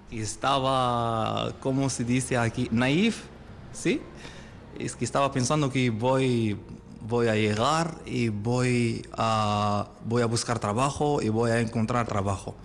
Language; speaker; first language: Spanish; non-native, fluent; Arabic